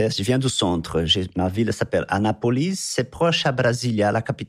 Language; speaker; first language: French; non-native, fluent; Portuguese